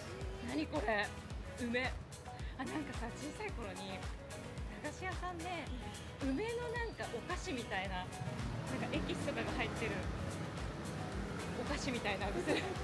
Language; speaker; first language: Japanese; native; Japanese